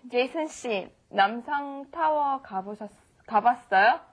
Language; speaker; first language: Korean; non-native, learner; English